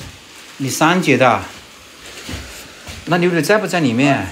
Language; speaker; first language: Chinese; native; Chinese